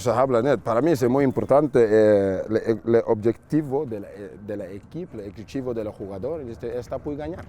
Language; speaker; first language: Spanish; non-native, learner; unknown